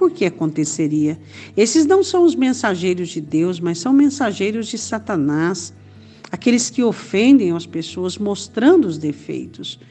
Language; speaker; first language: Portuguese; native; Portuguese